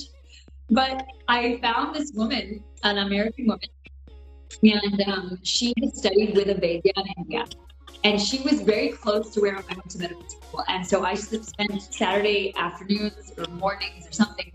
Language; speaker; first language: English; native; English